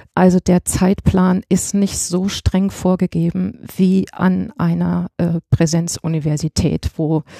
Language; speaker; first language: German; native; German